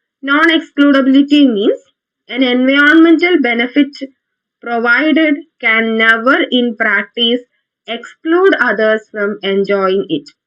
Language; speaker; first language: English; non-native, local second language; Malayalam